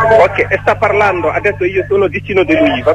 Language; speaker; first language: Italian; non-native, learner; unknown